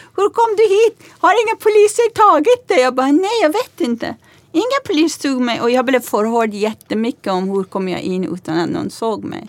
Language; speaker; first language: Swedish; non-native, fluent; Persian